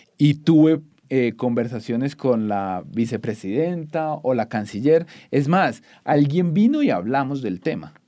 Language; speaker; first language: Spanish; native; Spanish